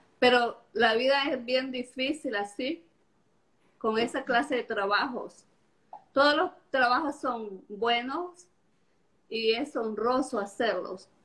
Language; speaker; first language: Spanish; native; Spanish